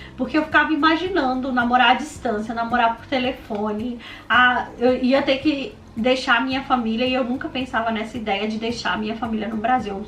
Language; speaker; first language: Portuguese; native; Portuguese